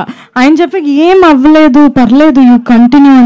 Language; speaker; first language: Telugu; non-native, fluent; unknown